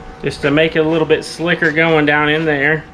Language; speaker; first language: English; native; English